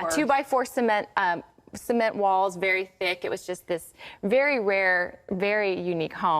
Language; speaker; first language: English; native; English